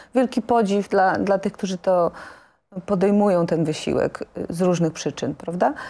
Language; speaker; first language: Polish; native; Polish